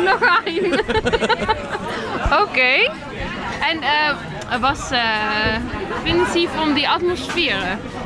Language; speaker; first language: German; non-native, learner; Dutch